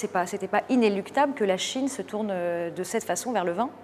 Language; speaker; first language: French; native; French